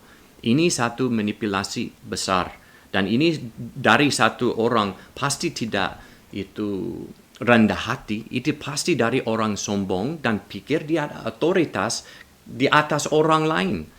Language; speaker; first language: Indonesian; non-native, learner; English